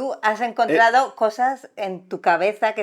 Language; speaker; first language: Spanish; native; Spanish